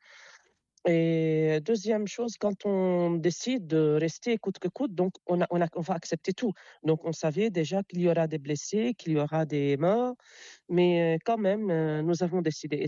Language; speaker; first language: French; non-native, local second language; Arabic